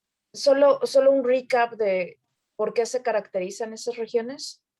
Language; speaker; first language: Spanish; native; Spanish